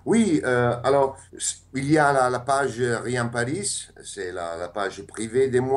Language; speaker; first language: French; non-native, fluent; Italian